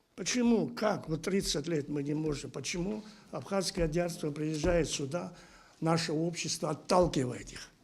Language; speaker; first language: Russian; non-native, local second language; Abkhazian